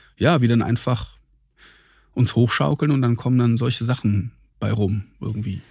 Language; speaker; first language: German; native; German